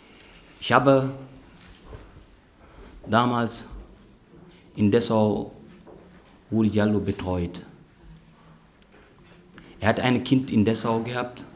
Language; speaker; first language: German; non-native, fluent; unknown